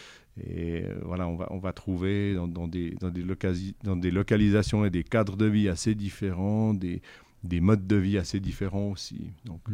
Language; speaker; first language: French; native; French